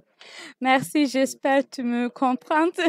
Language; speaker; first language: French; non-native, learner; Turkish